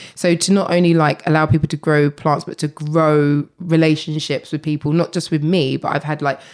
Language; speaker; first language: English; native; English